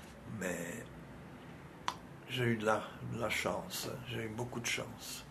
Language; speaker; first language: French; non-native, fluent; Czech